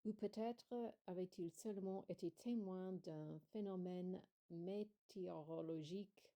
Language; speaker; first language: French; non-native, fluent; English